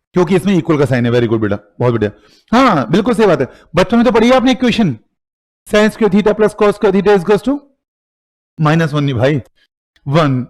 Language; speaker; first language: Hindi; native; Hindi